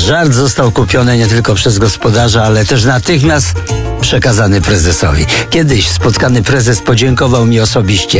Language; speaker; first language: Polish; native; Polish